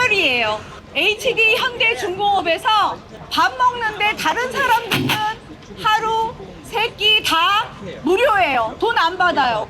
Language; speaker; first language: Korean; non-native, fluent; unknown